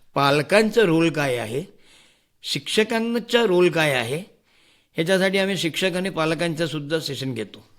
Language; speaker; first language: Marathi; non-native, local second language; Hindi